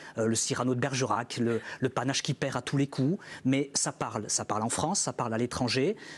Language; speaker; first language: French; native; French